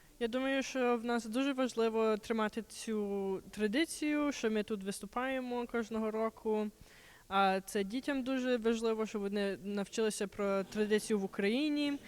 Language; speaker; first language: Ukrainian; early bilingual, heritage; Ukrainian